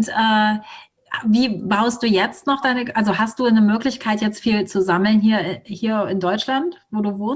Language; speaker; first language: German; native; German